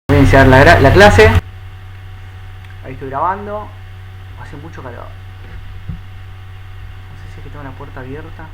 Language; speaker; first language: Spanish; native; Spanish